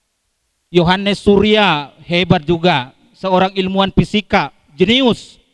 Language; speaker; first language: Indonesian; native; Indonesian